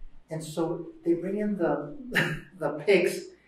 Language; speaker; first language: English; native; English